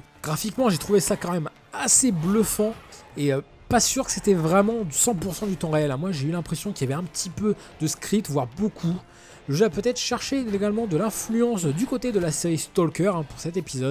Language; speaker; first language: French; native; French